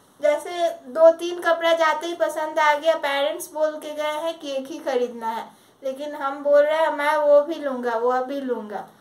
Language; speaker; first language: Hindi; non-native, local second language; Telugu